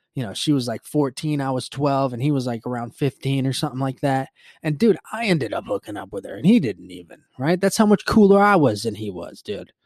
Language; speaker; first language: English; early bilingual, other home language; Spanish